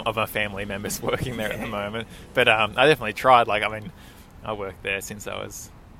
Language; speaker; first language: English; native; English